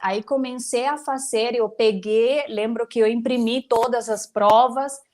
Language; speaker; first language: Portuguese; non-native, fluent; Spanish